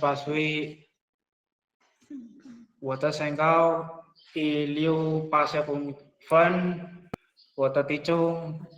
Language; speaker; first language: Chinese; non-native, learner; Indonesian